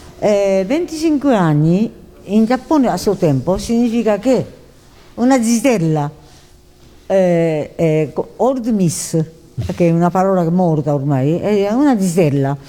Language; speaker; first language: Italian; non-native, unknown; Japanese